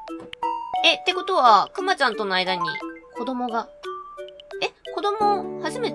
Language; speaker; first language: Japanese; native; Japanese